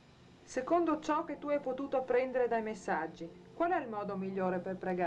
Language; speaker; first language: Italian; native; Italian